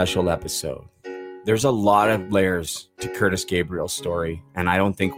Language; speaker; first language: English; native; English